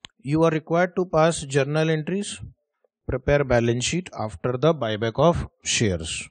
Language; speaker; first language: English; non-native, local second language; Hindi